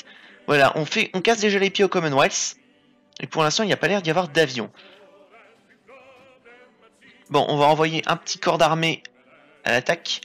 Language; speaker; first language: French; native; French